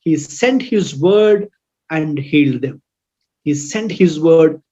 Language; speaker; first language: English; non-native, local second language; Telugu